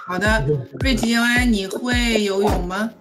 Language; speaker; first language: Chinese; non-native, fluent; English